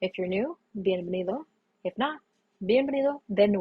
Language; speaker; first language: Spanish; non-native, learner; English